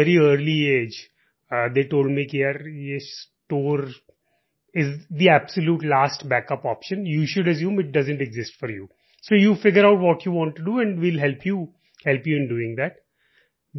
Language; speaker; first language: English; non-native, local second language; Punjabi